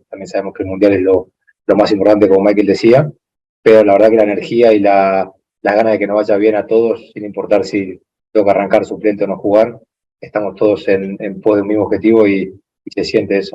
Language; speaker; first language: Spanish; native; Spanish